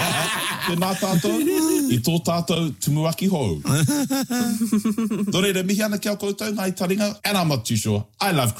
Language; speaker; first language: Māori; non-native, local second language; English